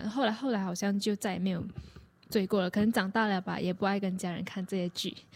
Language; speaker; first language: Chinese; native; Chinese